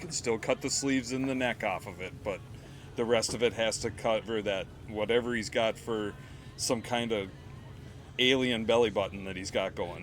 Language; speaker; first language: English; native; English